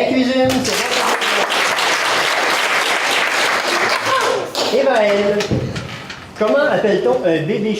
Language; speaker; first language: French; native; French